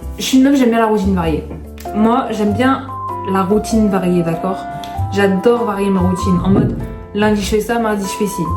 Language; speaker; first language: French; early bilingual, other home language; Arabic